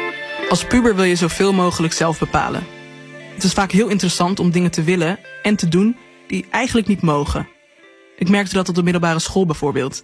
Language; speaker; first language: Dutch; native; Dutch